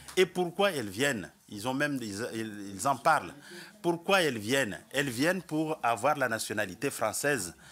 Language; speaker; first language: French; non-native, local second language; Comorian